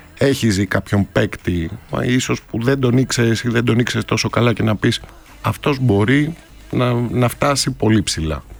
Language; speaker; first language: Greek; native; Greek